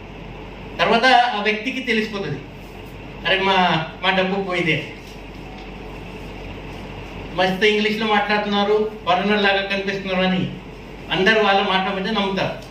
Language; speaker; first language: Telugu; native; Telugu